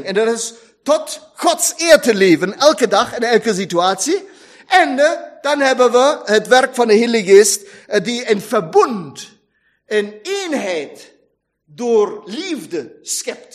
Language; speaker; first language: Dutch; non-native, fluent; German